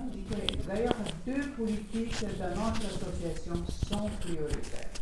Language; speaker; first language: French; non-native, fluent; Portuguese